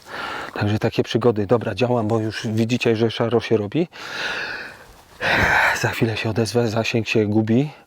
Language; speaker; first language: Polish; native; Polish